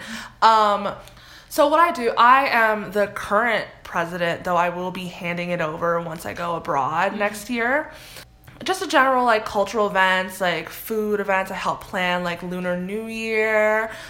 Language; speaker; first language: English; native; English